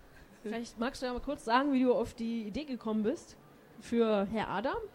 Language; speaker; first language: German; native; German